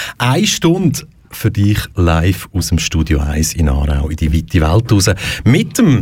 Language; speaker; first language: German; native; German